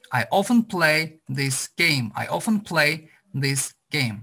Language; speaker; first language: English; non-native, fluent; Azerbaijani